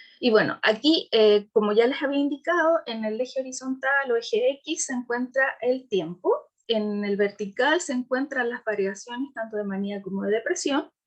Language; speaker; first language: Spanish; native; Spanish